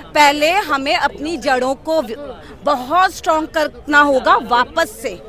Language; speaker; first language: Hindi; native; Hindi